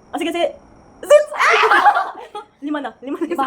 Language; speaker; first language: Filipino; native; Filipino